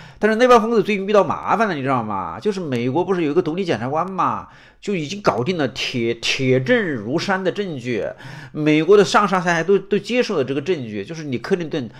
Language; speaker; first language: Chinese; native; Chinese